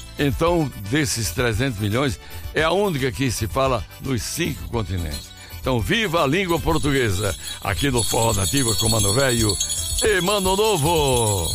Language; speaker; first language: Portuguese; native; Portuguese